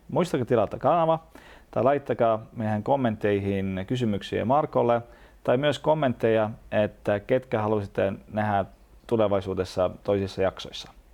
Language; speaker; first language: Finnish; non-native, fluent; Estonian